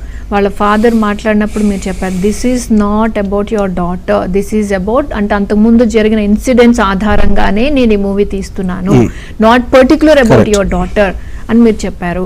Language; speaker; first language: Telugu; native; Telugu